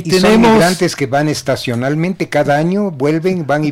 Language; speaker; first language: Spanish; native; Spanish